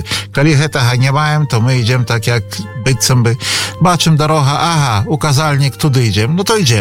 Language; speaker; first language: Belarusian; native; Belarusian